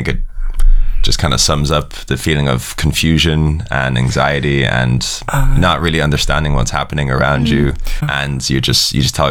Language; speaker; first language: English; native; English